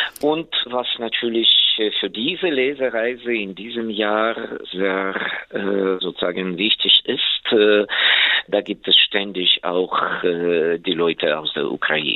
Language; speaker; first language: German; non-native, fluent; Ukrainian